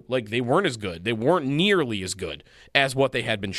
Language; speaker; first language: English; native; English